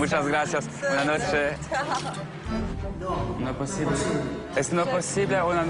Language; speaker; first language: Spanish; non-native, learner; French